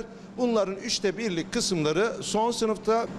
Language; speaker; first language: Turkish; native; Turkish